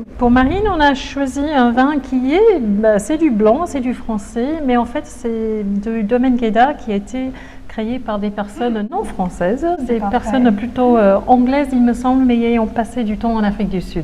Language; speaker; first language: French; native; French